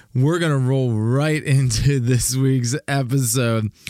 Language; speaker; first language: English; native; English